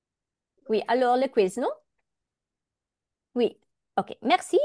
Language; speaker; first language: French; non-native, learner; Dutch